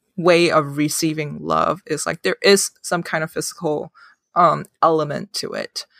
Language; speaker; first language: English; non-native, local second language; Cantonese